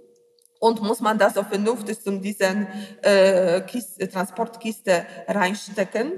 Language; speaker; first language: German; non-native, learner; Polish